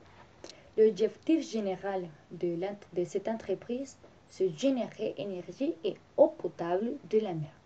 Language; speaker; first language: French; non-native, learner; Spanish